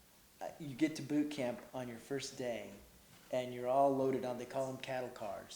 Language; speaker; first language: English; native; English